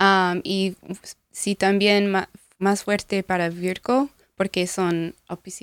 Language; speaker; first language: Spanish; non-native, learner; English